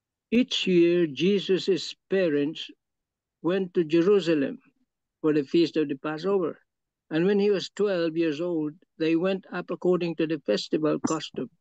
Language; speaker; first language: English; non-native, local second language; Filipino